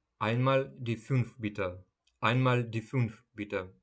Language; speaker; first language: German; non-native, fluent; Ukrainian